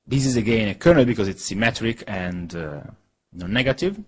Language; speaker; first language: English; non-native, fluent; Italian